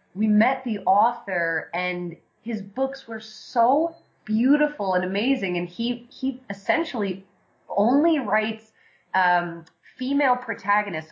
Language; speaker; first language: English; native; English